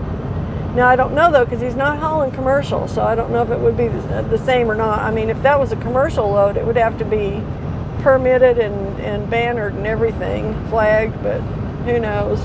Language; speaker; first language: English; native; English